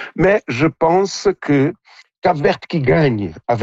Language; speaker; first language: French; non-native, local second language; Portuguese